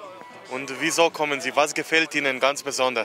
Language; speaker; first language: German; non-native, fluent; Slovenian